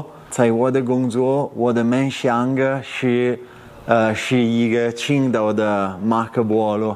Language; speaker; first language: Chinese; non-native, learner; Italian